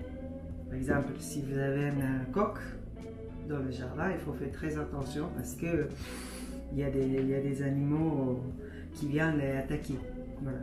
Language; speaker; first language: French; non-native, fluent; Japanese